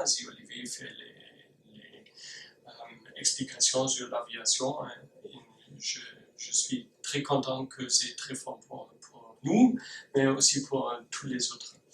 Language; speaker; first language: French; non-native, learner; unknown